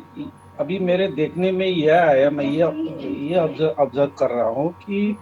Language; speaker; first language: Hindi; native; Hindi